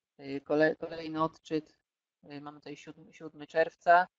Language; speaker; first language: Polish; native; Polish